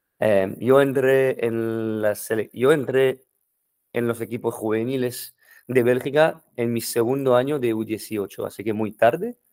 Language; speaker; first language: Spanish; non-native, fluent; French